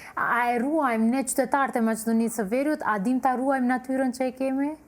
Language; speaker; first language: Albanian; native; Albanian